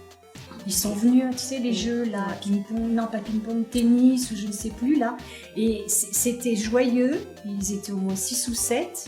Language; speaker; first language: French; native; French